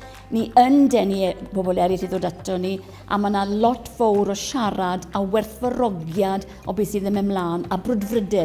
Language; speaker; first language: Welsh; native; Welsh